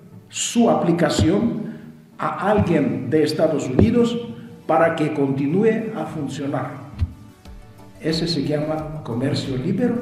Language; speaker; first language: Spanish; non-native, fluent; Russian